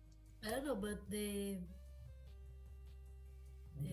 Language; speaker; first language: English; non-native, learner; Portuguese